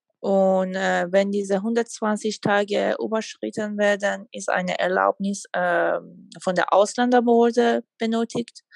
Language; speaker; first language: German; non-native, fluent; Persian